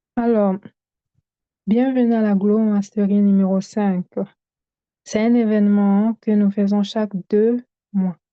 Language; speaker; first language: French; non-native, local second language; Bambara